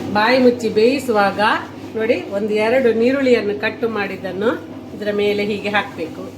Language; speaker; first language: Kannada; non-native, local second language; Tulu